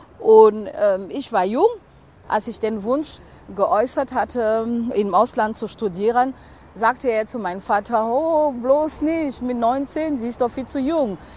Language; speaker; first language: German; non-native, fluent; French